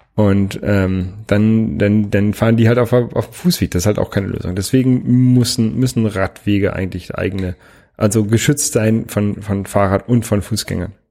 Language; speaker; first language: German; native; German